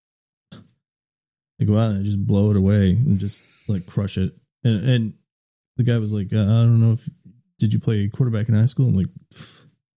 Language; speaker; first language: English; native; English